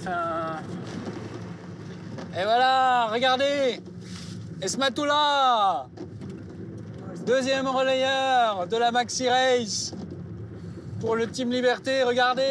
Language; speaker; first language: French; native; French